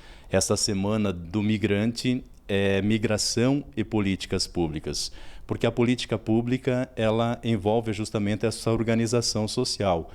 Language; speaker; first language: Portuguese; native; Portuguese